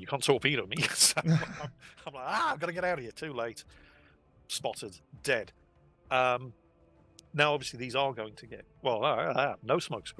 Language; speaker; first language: English; native; English